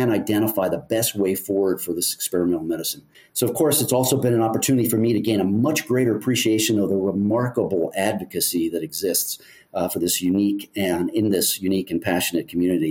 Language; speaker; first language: English; native; English